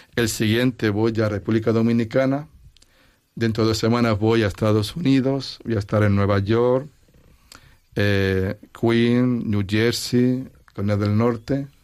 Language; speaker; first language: Spanish; native; Spanish